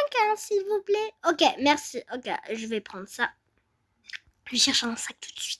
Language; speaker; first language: French; native; French